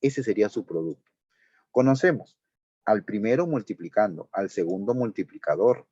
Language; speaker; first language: Spanish; native; Spanish